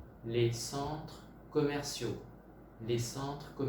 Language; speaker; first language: French; non-native, fluent; Vietnamese